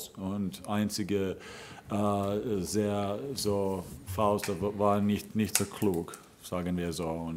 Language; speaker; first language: German; non-native, fluent; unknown